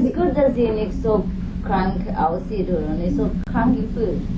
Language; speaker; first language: German; non-native, fluent; Vietnamese